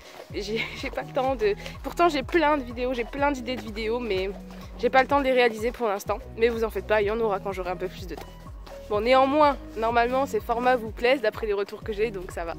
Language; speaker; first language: French; native; French